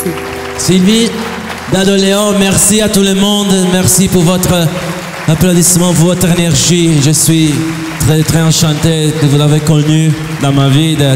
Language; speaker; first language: French; non-native, learner; Italian